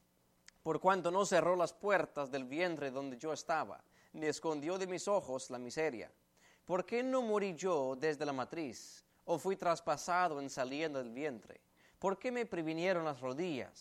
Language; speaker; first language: Spanish; native; Spanish